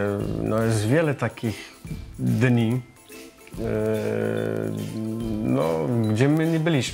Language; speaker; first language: Polish; non-native, fluent; English